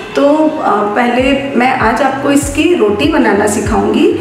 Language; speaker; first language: Hindi; native; Hindi